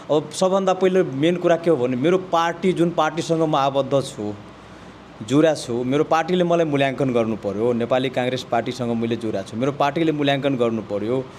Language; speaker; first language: Nepali; non-native, local second language; Maithili